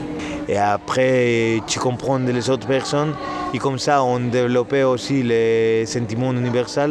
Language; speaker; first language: French; non-native, learner; Spanish